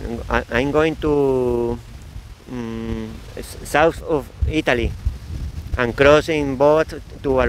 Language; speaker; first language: English; non-native, learner; Spanish